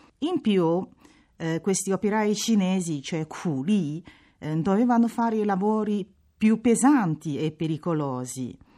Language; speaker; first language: Italian; non-native, fluent; Chinese